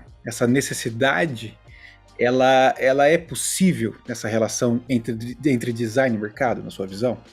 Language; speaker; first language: Portuguese; native; Portuguese